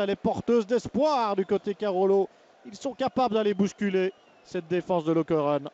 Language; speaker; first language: French; native; French